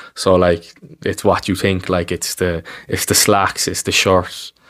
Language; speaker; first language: English; native; English